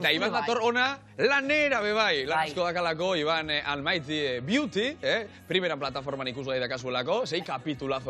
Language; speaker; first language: Basque; native; Basque